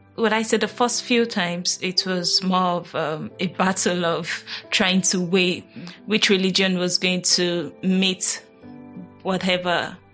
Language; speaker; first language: English; non-native, local second language; Yoruba